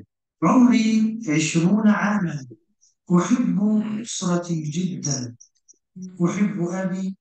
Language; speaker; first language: Arabic; non-native, learner; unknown